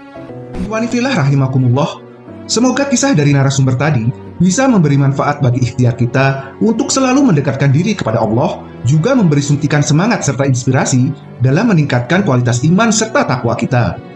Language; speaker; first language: Indonesian; native; Indonesian